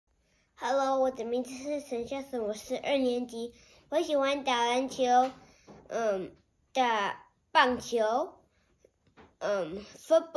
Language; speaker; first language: Chinese; early bilingual, heritage; Chinese